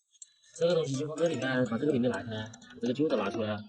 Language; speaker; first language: Chinese; native; Chinese